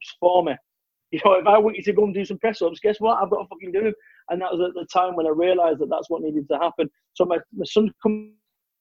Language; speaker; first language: English; native; English